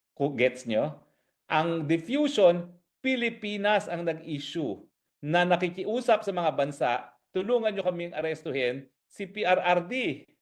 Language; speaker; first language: Filipino; native; Filipino